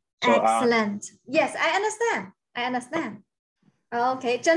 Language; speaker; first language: English; non-native, fluent; Chinese